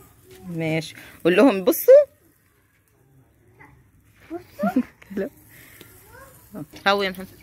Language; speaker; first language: Arabic; native; Arabic